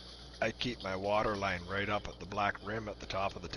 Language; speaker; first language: English; native; English